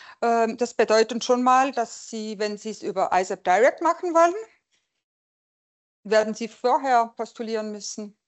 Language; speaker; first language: German; non-native, local second language; French